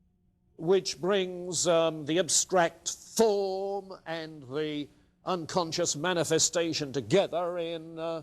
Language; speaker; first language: English; native; English